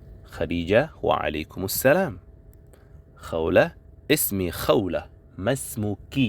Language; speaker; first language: Arabic; non-native, fluent; Indonesian